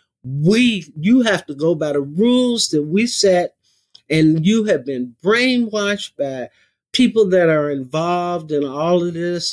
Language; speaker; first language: English; native; English